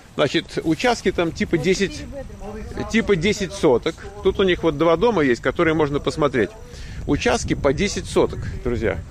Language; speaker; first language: Russian; native; Russian